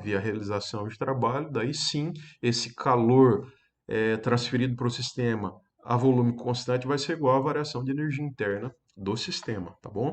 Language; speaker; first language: Portuguese; native; Portuguese